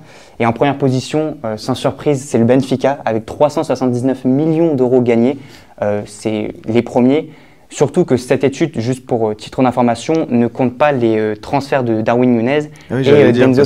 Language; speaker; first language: French; native; French